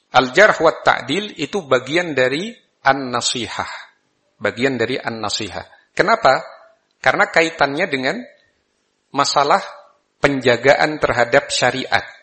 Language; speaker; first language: Malay; non-native, local second language; Javanese